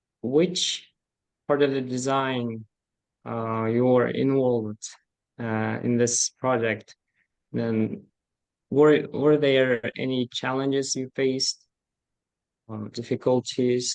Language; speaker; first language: English; non-native, learner; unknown